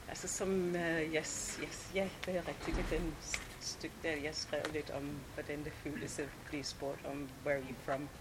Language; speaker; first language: Danish; non-native, fluent; English